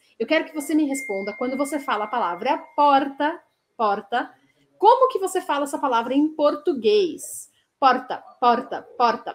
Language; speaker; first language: Portuguese; native; Portuguese